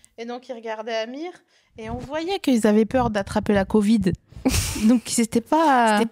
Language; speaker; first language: French; native; French